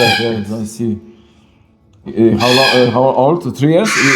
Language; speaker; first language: English; non-native, learner; Polish